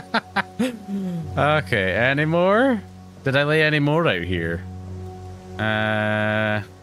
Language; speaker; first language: English; native; English